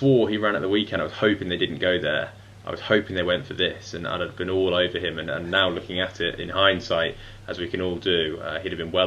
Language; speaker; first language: English; native; English